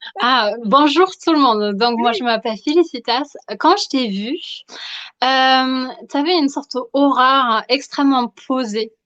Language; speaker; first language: French; non-native, fluent; German